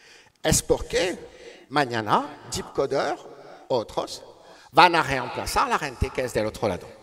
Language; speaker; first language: Spanish; non-native, learner; French